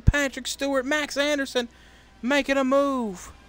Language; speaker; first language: English; native; English